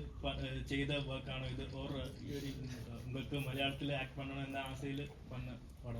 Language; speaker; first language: Tamil; non-native, learner; Malayalam